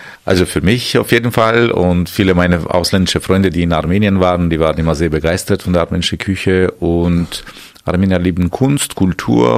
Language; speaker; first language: German; non-native, fluent; Armenian